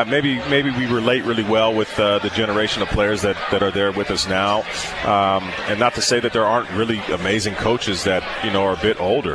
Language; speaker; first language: English; native; English